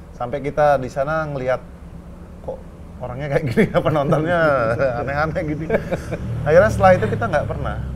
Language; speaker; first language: Indonesian; native; Indonesian